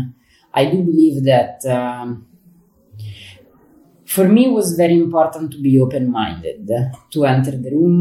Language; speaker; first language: English; non-native, fluent; Italian